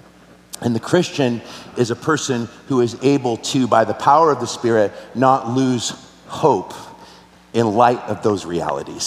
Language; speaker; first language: English; native; English